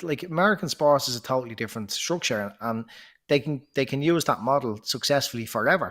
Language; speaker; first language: English; native; English